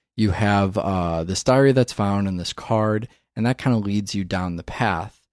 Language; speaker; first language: English; native; English